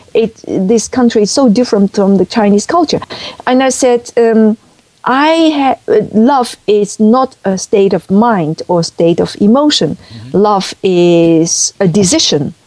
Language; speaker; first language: English; non-native, fluent; Chinese